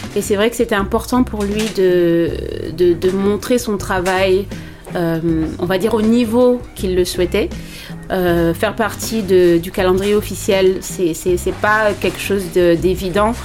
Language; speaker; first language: French; non-native, local second language; Lingala